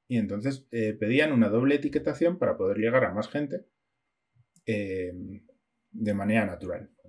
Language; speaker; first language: Spanish; native; Spanish